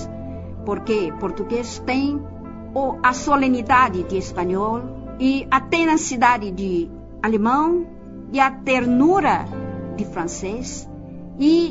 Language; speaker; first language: Portuguese; non-native, fluent; Chinese